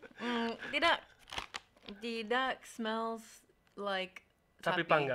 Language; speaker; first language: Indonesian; non-native, learner; English